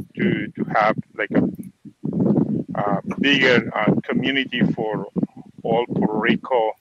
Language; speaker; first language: English; non-native, fluent; Spanish